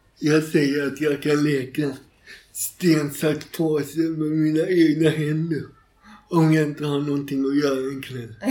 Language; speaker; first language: Swedish; native; Swedish